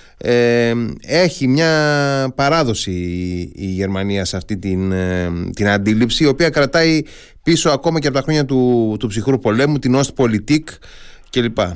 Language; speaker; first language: Greek; native; Greek